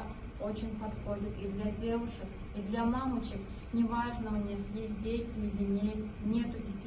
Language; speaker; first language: Russian; non-native, local second language; Kyrgyz